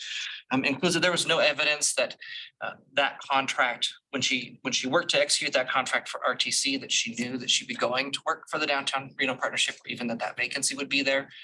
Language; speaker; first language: English; native; English